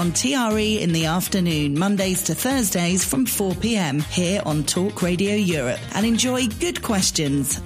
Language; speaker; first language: English; native; English